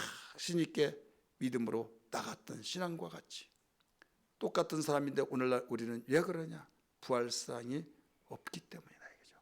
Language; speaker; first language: Korean; native; Korean